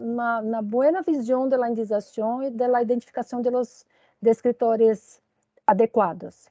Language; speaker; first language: Spanish; non-native, fluent; Portuguese